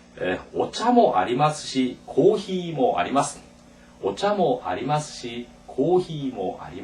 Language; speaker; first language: Japanese; non-native, fluent; Korean